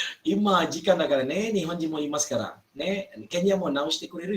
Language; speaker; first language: Japanese; non-native, fluent; Malay